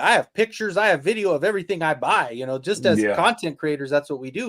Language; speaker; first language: English; native; English